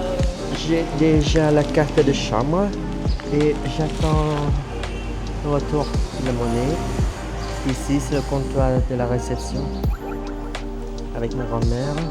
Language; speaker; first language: French; non-native, fluent; Vietnamese